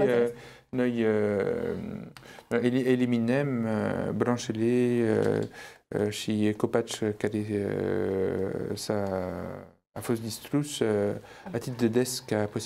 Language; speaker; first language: Romanian; non-native, fluent; French